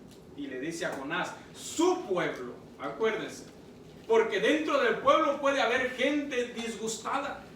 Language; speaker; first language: Spanish; native; Spanish